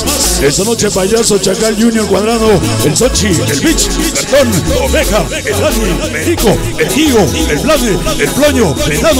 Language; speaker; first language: Spanish; native; Spanish